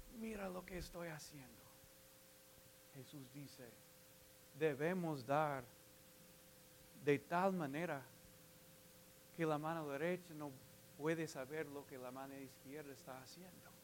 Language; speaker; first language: Spanish; non-native, fluent; English